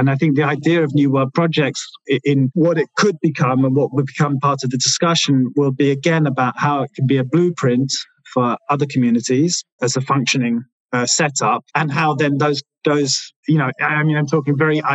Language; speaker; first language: English; native; English